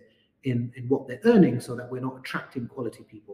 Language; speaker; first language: English; native; English